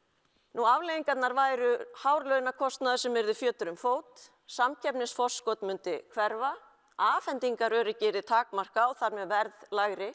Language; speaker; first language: Icelandic; native; Icelandic